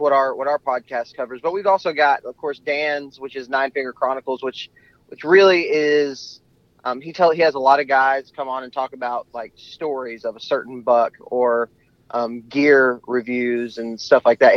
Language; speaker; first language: English; native; English